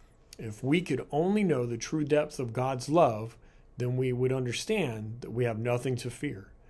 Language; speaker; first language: English; native; English